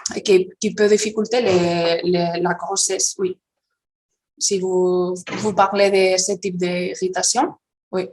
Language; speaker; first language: French; non-native, fluent; Spanish